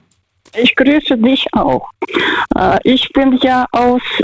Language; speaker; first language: German; early bilingual, heritage; Russian